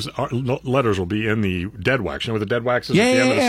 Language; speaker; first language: English; native; English